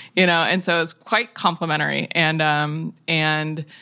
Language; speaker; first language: English; native; English